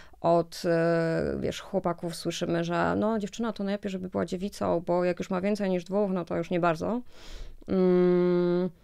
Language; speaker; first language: Polish; native; Polish